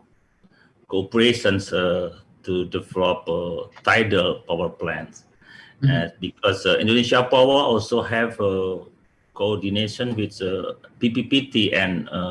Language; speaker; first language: English; non-native, learner; Indonesian